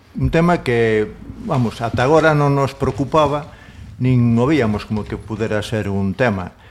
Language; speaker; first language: Galician; non-native, local second language; Spanish